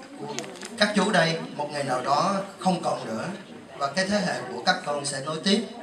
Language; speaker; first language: Vietnamese; native; Vietnamese